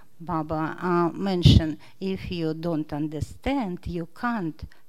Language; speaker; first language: English; non-native, fluent; Russian